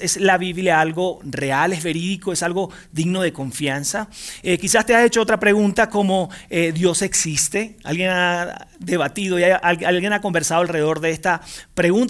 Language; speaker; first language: Spanish; native; Spanish